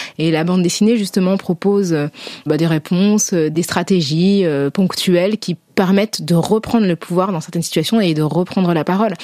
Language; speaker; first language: French; native; French